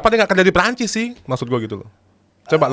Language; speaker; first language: Indonesian; native; Indonesian